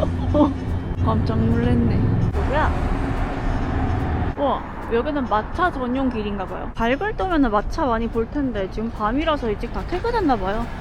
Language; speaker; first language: Korean; early bilingual, heritage; Korean